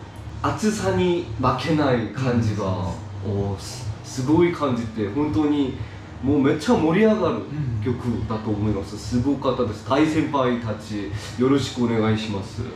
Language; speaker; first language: Japanese; non-native, fluent; Korean